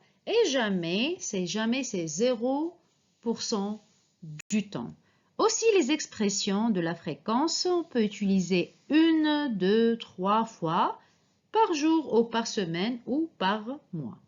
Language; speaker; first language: French; non-native, fluent; Arabic